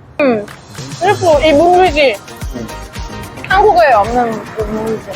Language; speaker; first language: Korean; non-native, learner; Vietnamese